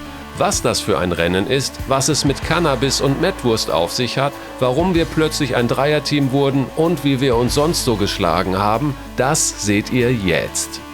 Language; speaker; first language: German; native; German